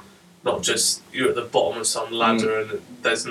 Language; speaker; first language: English; native; English